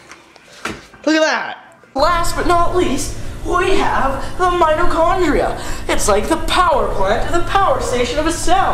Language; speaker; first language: English; native; English